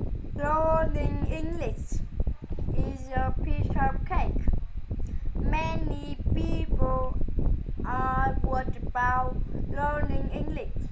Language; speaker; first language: English; non-native, learner; Vietnamese